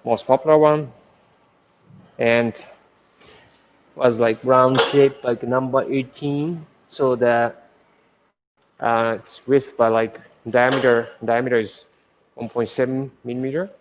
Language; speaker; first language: English; non-native, fluent; Japanese